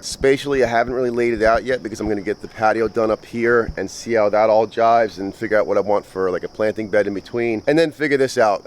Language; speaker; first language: English; native; English